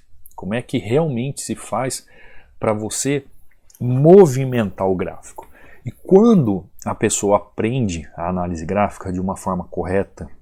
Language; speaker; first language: Portuguese; native; Portuguese